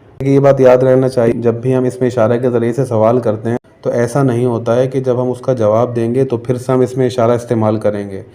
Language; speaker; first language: Urdu; native; Urdu